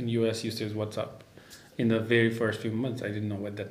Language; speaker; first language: English; non-native, local second language; Nepali